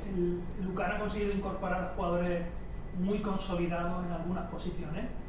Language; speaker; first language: Spanish; native; Spanish